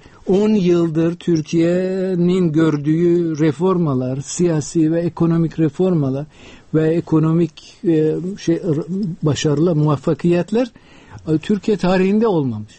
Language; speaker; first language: Turkish; non-native, fluent; Uzbek